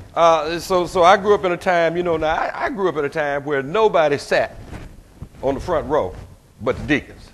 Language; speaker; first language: English; native; English